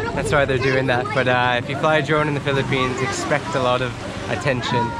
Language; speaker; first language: English; native; English